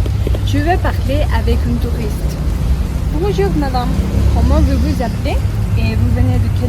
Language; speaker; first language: French; non-native, learner; Spanish